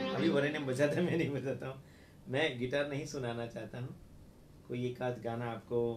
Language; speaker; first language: Hindi; non-native, local second language; Gujarati